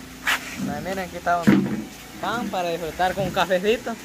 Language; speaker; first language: Spanish; native; Spanish